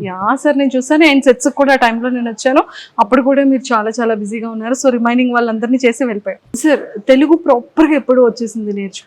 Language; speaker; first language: Telugu; native; Telugu